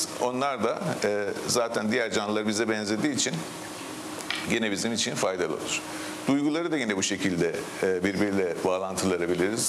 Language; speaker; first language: Turkish; native; Turkish